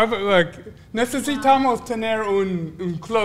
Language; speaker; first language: Spanish; non-native, learner; English